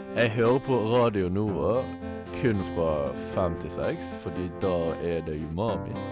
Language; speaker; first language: Norwegian; early bilingual, other home language; Vietnamese